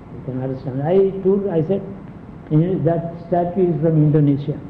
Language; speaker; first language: English; non-native, local second language; Telugu